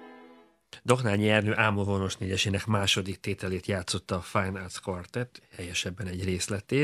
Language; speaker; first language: Hungarian; native; Hungarian